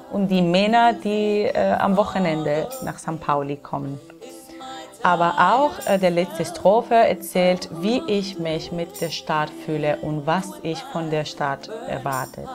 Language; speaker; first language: German; non-native, fluent; Spanish